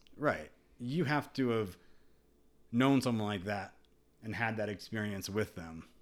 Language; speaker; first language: English; native; English